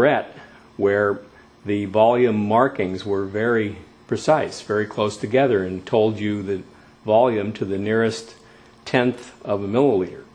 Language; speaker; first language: English; native; English